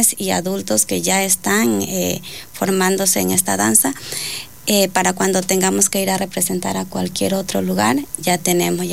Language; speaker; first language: Spanish; native; Spanish